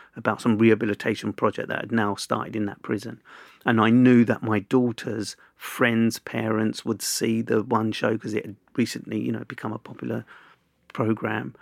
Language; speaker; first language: English; native; English